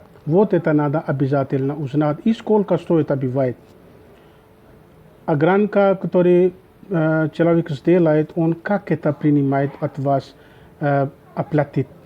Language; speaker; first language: Russian; non-native, learner; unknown